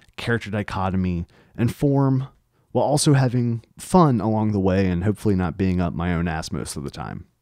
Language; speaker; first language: English; native; English